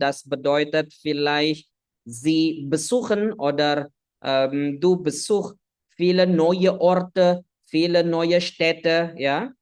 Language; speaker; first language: German; non-native, fluent; Indonesian